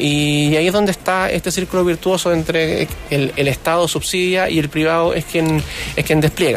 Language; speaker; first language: Spanish; native; Spanish